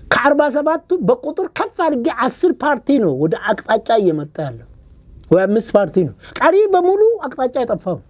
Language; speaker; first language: Amharic; non-native, local second language; Oromo